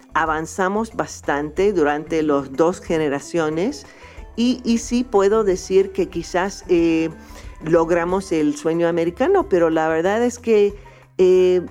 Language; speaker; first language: Spanish; non-native, fluent; English